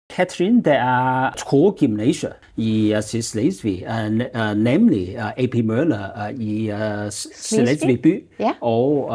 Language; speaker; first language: Danish; non-native, learner; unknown